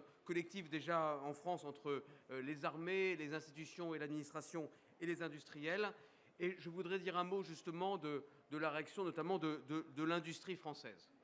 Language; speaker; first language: French; native; French